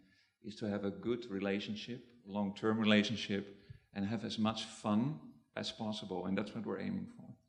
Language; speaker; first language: English; non-native, fluent; Dutch